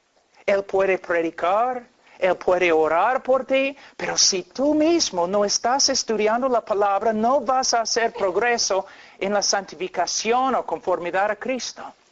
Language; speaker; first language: Spanish; non-native, fluent; English